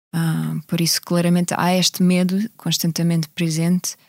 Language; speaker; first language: Portuguese; non-native, fluent; Russian